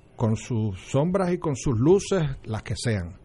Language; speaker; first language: Spanish; native; Spanish